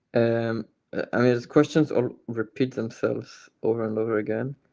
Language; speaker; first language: English; non-native, fluent; Hebrew